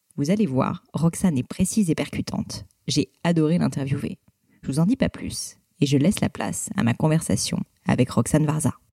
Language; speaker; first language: French; native; French